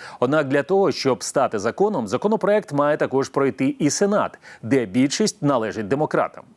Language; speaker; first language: Ukrainian; native; Ukrainian